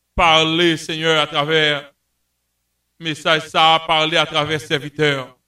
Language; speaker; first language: French; native; French